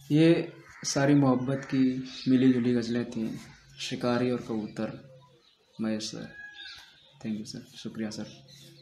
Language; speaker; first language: Hindi; native; Hindi